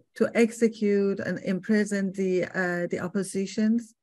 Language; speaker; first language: English; non-native, fluent; Persian